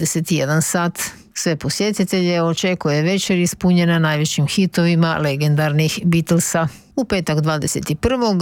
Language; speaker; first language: Croatian; native; Croatian